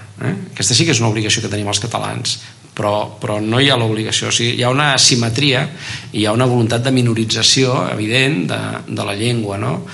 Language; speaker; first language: Catalan; native; Catalan